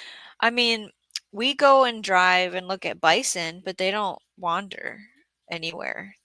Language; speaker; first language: English; native; English